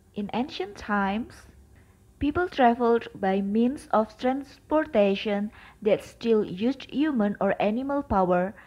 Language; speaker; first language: English; non-native, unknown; Indonesian